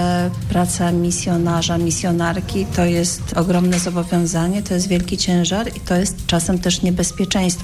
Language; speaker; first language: Polish; native; Polish